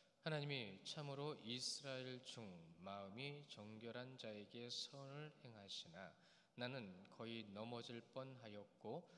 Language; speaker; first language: Korean; native; Korean